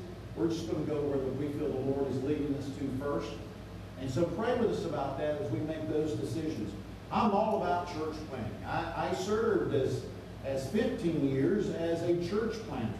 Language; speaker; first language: English; native; English